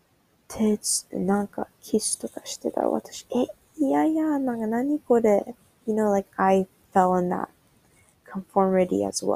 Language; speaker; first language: Japanese; non-native, learner; English